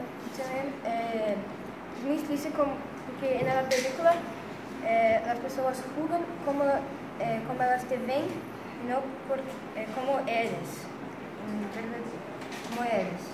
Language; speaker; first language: Spanish; non-native, learner; Portuguese